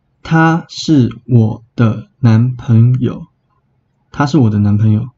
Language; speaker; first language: Chinese; non-native, fluent; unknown